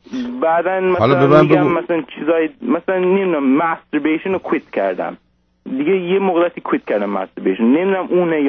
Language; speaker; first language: Persian; early bilingual, heritage; Persian